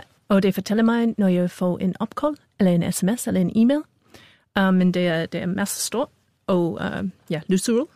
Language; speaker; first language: Danish; non-native, fluent; English